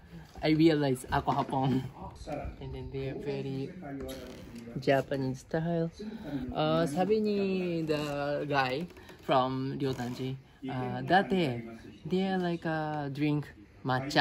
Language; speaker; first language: English; non-native, learner; Japanese